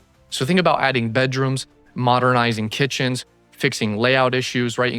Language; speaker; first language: English; native; English